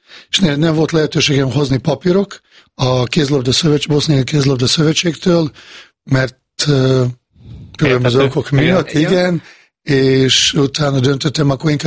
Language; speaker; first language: Hungarian; non-native, fluent; Bosnian